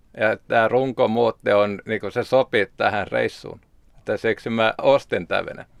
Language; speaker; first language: Finnish; non-native, local second language; Swedish